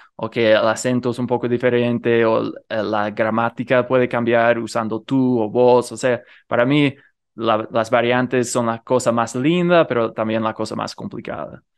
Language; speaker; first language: Spanish; non-native, fluent; English